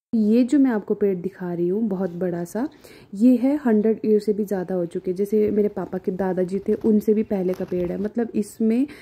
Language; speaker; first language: Hindi; non-native, local second language; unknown